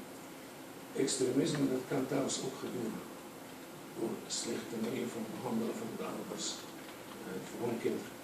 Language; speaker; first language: Dutch; non-native, fluent; Arabic